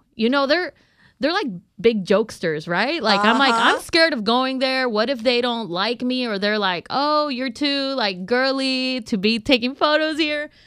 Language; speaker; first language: English; non-native, fluent; Spanish